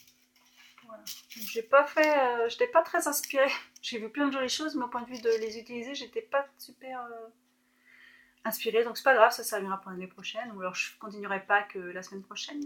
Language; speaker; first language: French; native; French